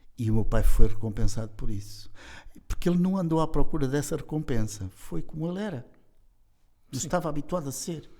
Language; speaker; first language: Portuguese; native; Portuguese